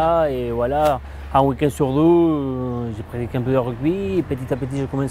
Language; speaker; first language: French; non-native, fluent; Spanish